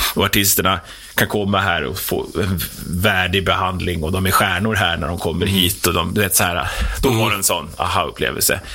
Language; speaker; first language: Swedish; native; Swedish